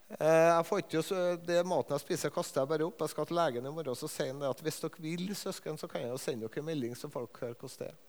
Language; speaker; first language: Norwegian; native; Norwegian